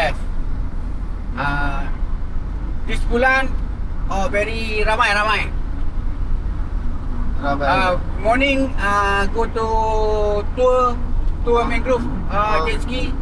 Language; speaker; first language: English; non-native, learner; Malay